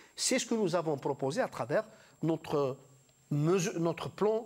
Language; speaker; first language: French; non-native, local second language; Arabic